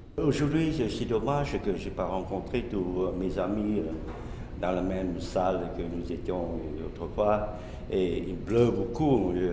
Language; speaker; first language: French; non-native, learner; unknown